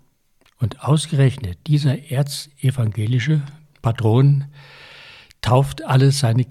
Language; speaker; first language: German; native; German